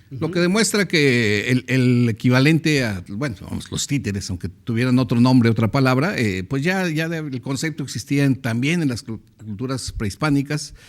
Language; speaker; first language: Spanish; native; Spanish